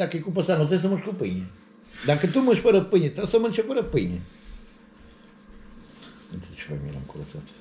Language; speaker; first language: Romanian; native; Romanian